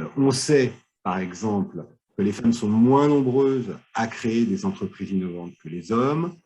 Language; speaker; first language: French; native; French